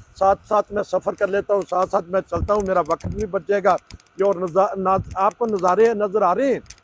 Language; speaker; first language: Urdu; non-native, local second language; Punjabi